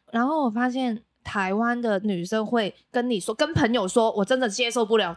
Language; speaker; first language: Chinese; non-native, local second language; Cantonese